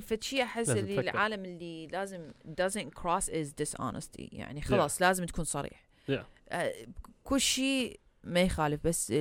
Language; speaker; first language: Arabic; early bilingual, heritage; Arabic